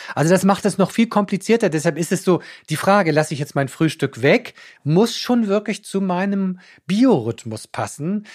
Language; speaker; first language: German; native; German